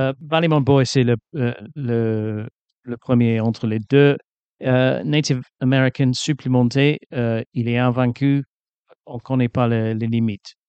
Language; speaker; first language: French; non-native, fluent; English